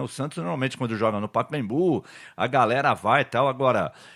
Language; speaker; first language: Portuguese; native; Portuguese